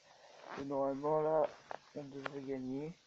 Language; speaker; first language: French; native; French